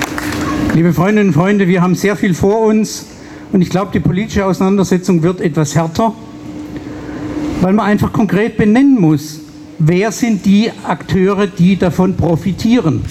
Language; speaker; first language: German; native; German